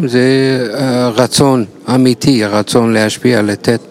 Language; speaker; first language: Hebrew; non-native, fluent; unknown